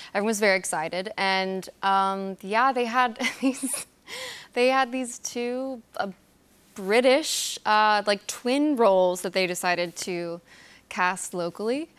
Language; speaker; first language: English; native; English